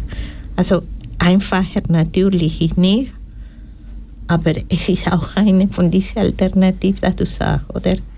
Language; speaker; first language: German; non-native, fluent; Spanish